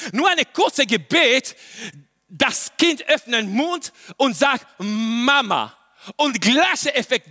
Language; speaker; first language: German; non-native, learner; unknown